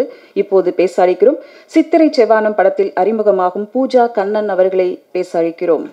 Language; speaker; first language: Tamil; native; Tamil